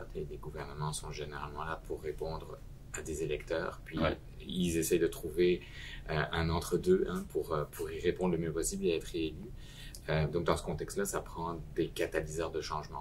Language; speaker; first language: French; native; French